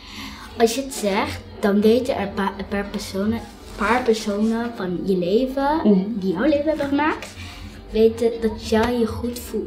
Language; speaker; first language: Dutch; early bilingual, other home language; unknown